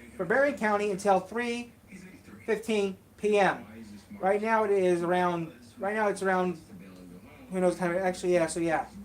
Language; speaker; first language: English; native; English